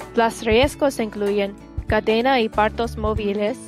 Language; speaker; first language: Spanish; non-native, learner; English